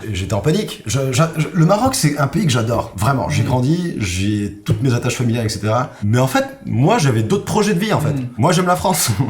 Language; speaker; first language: French; non-native, local second language; Arabic